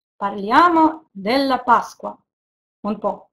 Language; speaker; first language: Italian; non-native, fluent; Russian